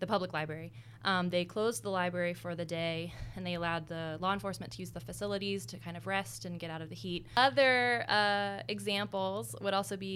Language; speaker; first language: English; native; English